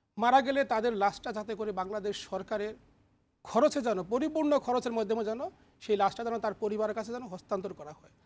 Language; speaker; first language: Bangla; native; Bangla